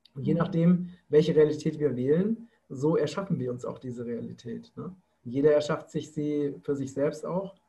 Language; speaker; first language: German; native; German